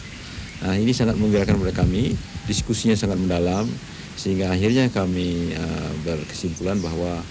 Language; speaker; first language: Indonesian; native; Indonesian